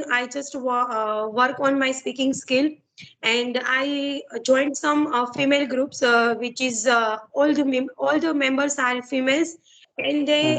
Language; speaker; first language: English; non-native, learner; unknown